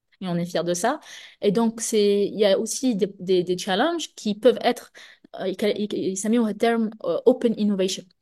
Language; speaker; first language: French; non-native, local second language; Arabic